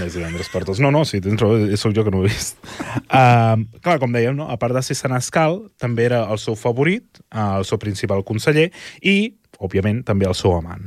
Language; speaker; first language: Catalan; native; Catalan